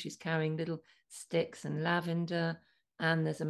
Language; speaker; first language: English; native; English